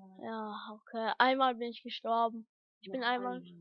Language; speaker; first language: German; early bilingual, other home language; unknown